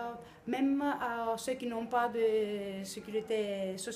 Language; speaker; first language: French; non-native, learner; Greek